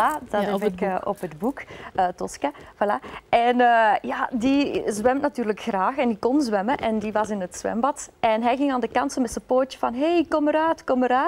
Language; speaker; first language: Dutch; native; Dutch